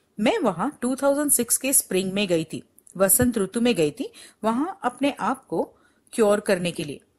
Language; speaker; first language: Hindi; non-native, local second language; Gujarati